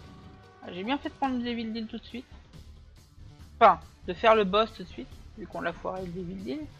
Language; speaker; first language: French; native; French